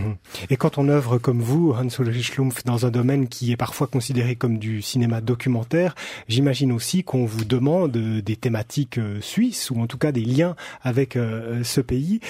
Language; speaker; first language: French; native; French